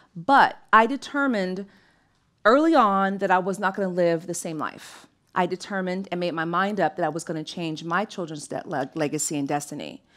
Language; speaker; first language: English; native; English